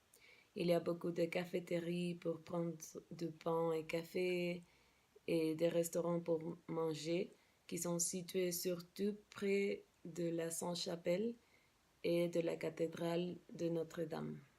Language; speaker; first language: French; non-native, learner; Spanish